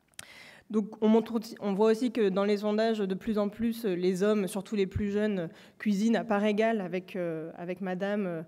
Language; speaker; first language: French; native; French